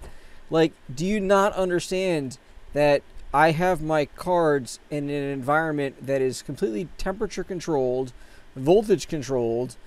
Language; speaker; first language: English; native; English